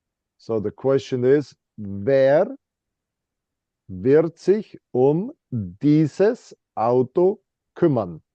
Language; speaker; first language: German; non-native, fluent; English